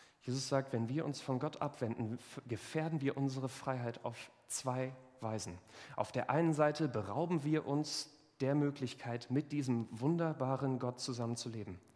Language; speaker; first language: German; native; German